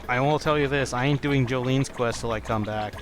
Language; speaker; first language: English; native; English